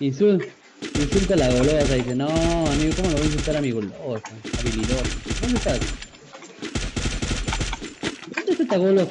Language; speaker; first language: Spanish; native; Spanish